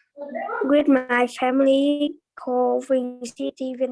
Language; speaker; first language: English; non-native, learner; Vietnamese